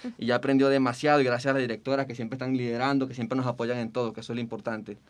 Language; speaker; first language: Spanish; native; Spanish